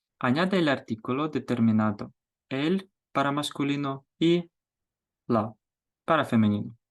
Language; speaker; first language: Spanish; non-native, fluent; Ukrainian